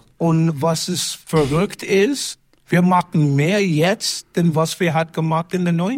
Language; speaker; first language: German; non-native, learner; English